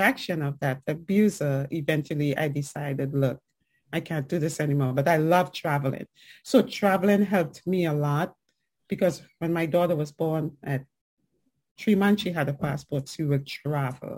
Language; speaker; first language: English; native; English